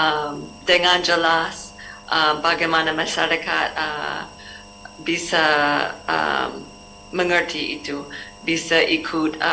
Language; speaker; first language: Indonesian; non-native, learner; English